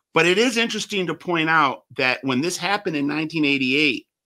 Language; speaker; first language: English; native; English